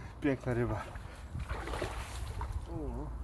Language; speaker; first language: Polish; native; Polish